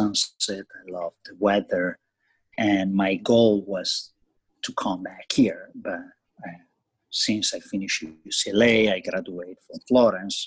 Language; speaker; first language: English; non-native, fluent; Italian